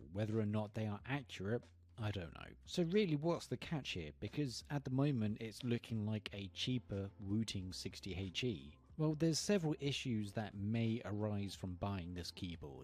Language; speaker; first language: English; native; English